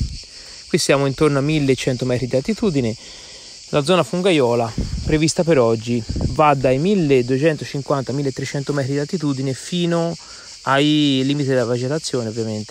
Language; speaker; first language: Italian; native; Italian